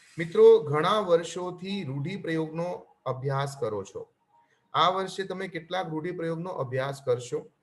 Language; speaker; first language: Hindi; non-native, local second language; Gujarati